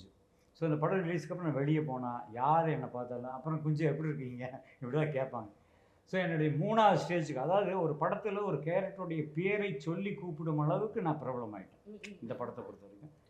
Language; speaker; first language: Tamil; native; Tamil